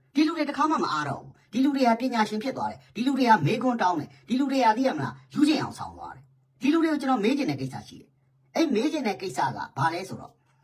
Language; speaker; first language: Burmese; non-native, local second language; S'gaw Karen